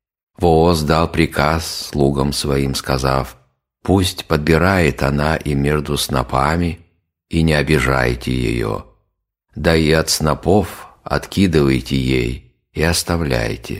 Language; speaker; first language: Russian; native; Russian